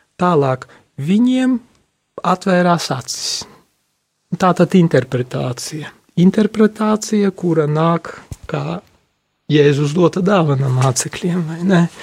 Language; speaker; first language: Latvian; non-native, local second language; Polish